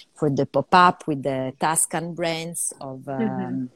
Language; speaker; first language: English; non-native, fluent; Italian